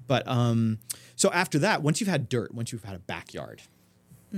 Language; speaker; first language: English; native; English